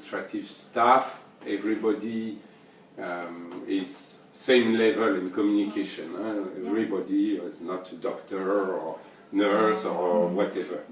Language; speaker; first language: English; non-native, learner; French